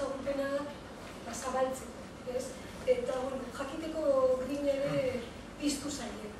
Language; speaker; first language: Basque; non-native, local second language; Spanish